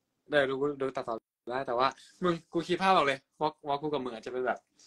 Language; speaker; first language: Thai; native; Thai